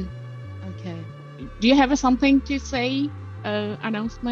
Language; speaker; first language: English; non-native, learner; Japanese